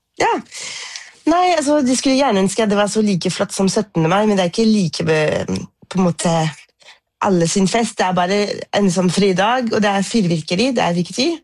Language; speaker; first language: Norwegian; non-native, fluent; French